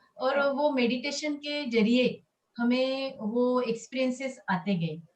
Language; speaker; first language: Hindi; non-native, local second language; Marathi